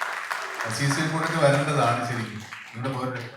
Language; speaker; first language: Malayalam; native; Malayalam